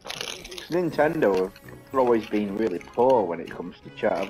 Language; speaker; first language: English; native; English